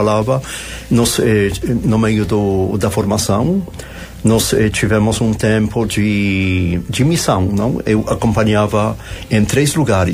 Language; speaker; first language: Portuguese; non-native, fluent; Polish